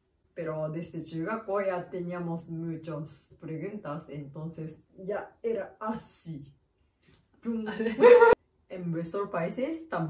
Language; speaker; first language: Spanish; non-native, learner; Japanese